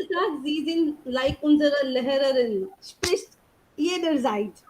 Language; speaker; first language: German; non-native, learner; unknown